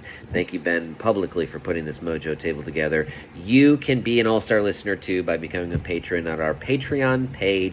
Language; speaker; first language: English; native; English